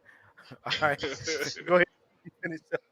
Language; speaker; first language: English; native; English